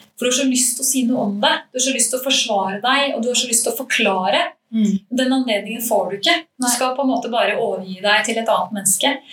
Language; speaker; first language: Norwegian; native; Norwegian